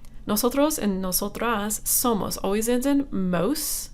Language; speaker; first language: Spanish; non-native, fluent; English